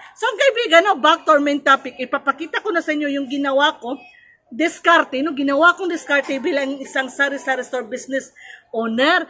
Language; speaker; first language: Filipino; non-native, local second language; Cebuano